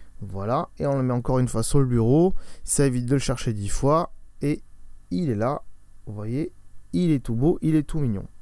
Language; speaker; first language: French; native; French